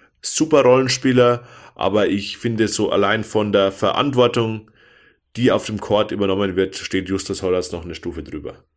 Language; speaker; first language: German; native; German